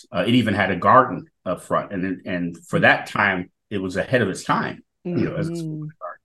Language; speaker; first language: English; native; English